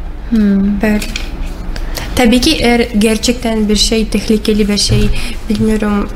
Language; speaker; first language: Turkish; non-native, learner; Russian